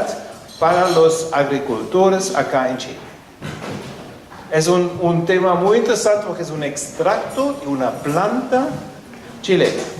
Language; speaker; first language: Spanish; non-native, fluent; German